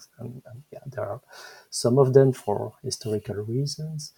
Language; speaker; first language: English; non-native, fluent; French